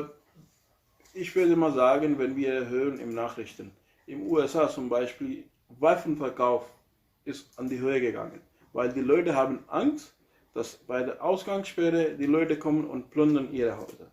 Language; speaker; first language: German; non-native, learner; Urdu